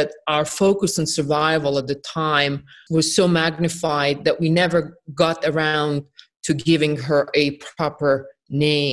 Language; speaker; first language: English; non-native, fluent; Bosnian